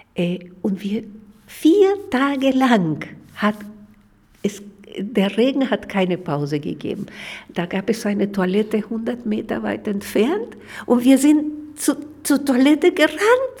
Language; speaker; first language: German; non-native, fluent; Spanish